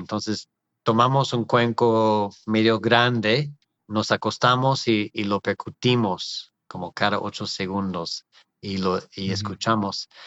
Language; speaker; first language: Spanish; non-native, fluent; English